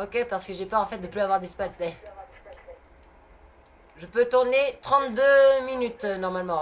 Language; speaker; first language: French; native; French